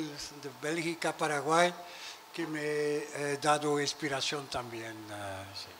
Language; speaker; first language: Spanish; non-native, learner; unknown